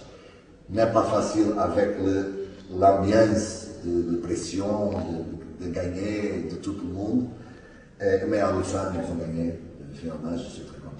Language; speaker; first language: French; non-native, learner; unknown